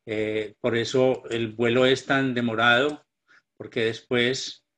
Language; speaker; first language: Spanish; native; Spanish